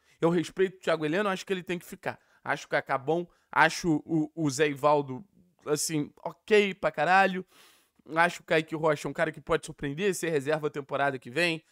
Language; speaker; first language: Portuguese; native; Portuguese